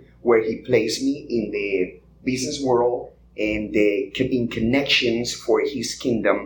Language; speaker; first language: English; non-native, fluent; Spanish